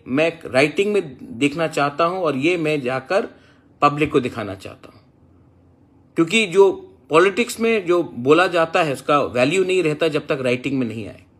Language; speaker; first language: Hindi; non-native, local second language; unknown